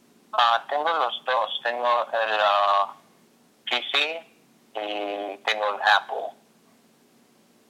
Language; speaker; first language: Spanish; non-native, fluent; English